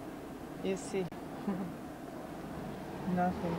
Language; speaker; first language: English; non-native, learner; Polish